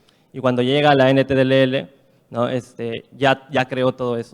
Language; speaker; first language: Spanish; native; Spanish